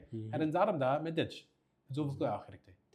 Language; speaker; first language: Mongolian; non-native, learner; English